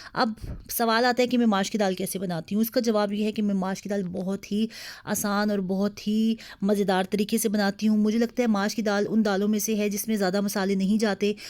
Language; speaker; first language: Urdu; native; Urdu